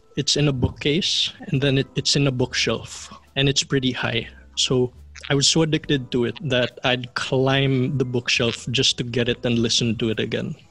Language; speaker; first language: English; non-native, local second language; Filipino